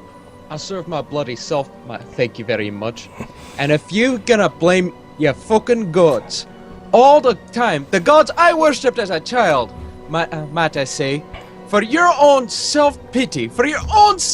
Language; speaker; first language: English; native; English